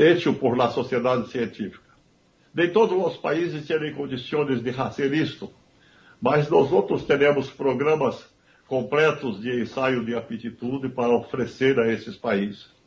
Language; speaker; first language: Spanish; non-native, learner; Portuguese